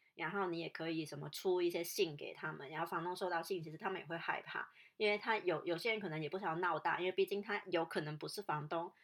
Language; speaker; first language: Chinese; non-native, local second language; Cantonese